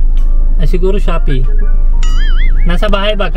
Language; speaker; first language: Filipino; non-native, learner; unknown